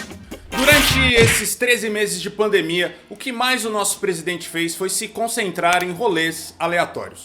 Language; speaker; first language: Portuguese; native; Portuguese